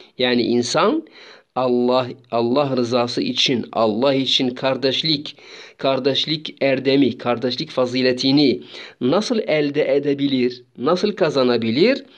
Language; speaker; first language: Turkish; non-native, fluent; Arabic